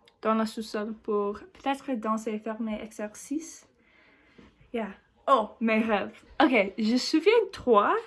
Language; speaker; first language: French; non-native, learner; English